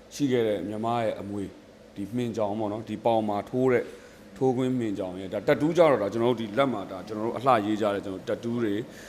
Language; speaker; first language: Burmese; native; Burmese